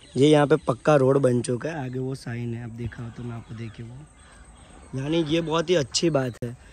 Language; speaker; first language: Hindi; non-native, local second language; Gujarati